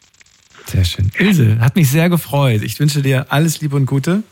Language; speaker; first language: German; native; German